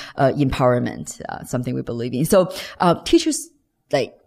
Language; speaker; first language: English; non-native, fluent; Chinese